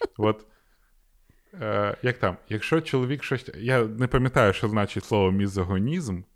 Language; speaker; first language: Ukrainian; non-native, local second language; Russian